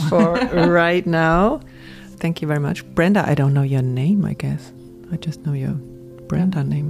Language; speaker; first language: English; non-native, fluent; German